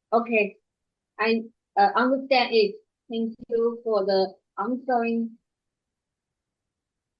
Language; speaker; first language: English; non-native, learner; Chinese